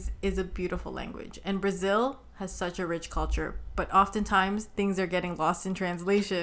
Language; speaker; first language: English; native; English